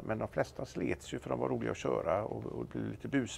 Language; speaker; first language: Swedish; native; Swedish